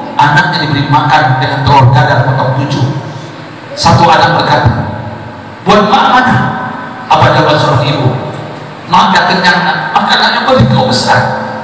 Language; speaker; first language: Indonesian; native; Indonesian